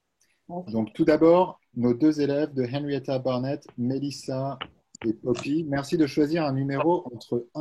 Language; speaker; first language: French; native; French